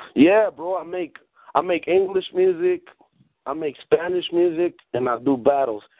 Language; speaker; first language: English; early bilingual, other home language; Spanish